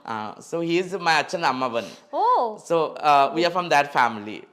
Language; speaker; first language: Malayalam; non-native, local second language; Assamese